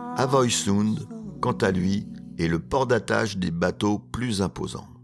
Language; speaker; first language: French; native; French